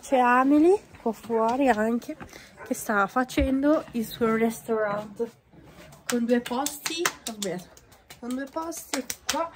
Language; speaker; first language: Italian; early bilingual, other home language; Filipino